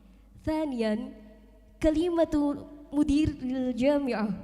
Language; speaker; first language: Arabic; non-native, learner; Indonesian